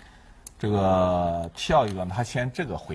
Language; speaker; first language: Chinese; native; Chinese